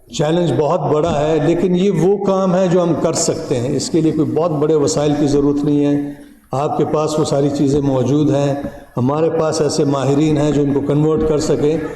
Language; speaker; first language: Urdu; non-native, local second language; Pashto